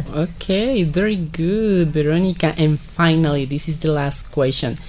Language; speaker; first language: English; non-native, fluent; Spanish